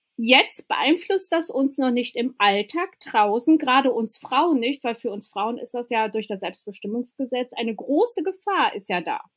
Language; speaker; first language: German; early bilingual, other home language; Albanian